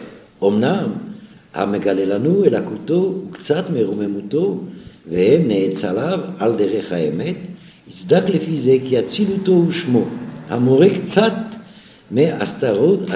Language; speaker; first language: Hebrew; non-native, fluent; French